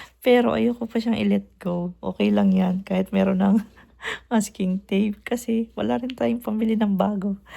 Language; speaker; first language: Filipino; non-native, local second language; Cebuano